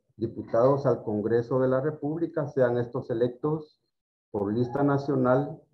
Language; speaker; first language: Spanish; native; Spanish